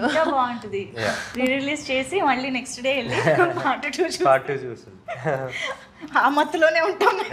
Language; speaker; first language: Telugu; native; Telugu